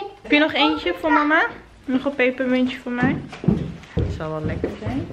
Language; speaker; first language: Dutch; native; Dutch